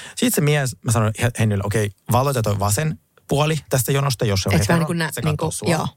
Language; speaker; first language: Finnish; early bilingual, other home language; Russian